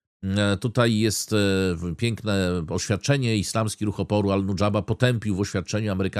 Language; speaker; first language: Polish; native; Polish